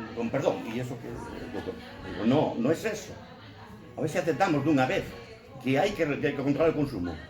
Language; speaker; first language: Spanish; non-native, local second language; Galician